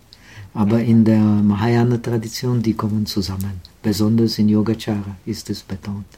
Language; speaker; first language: German; non-native, fluent; Czech